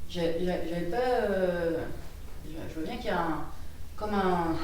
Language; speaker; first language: French; native; French